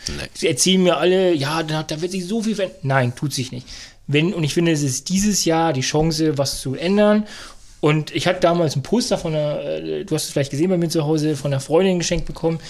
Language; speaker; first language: German; native; German